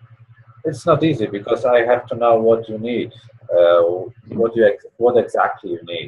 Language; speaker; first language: English; non-native, learner; Polish